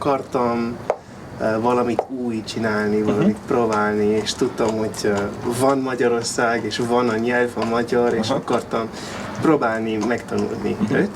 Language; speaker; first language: Hungarian; non-native, learner; English